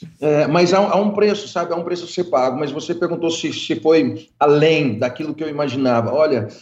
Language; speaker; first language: Portuguese; early bilingual, other home language; English